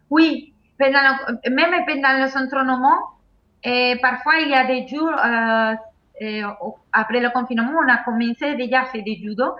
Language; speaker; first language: French; non-native, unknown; Spanish